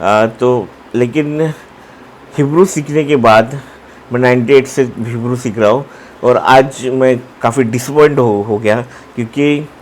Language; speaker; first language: Hindi; non-native, local second language; Marathi